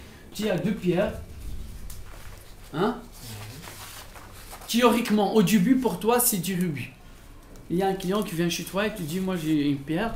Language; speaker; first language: French; non-native, local second language; Arabic